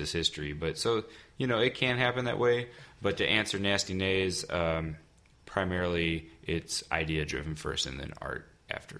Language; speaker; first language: English; native; English